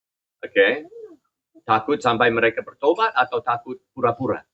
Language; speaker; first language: Indonesian; non-native, fluent; English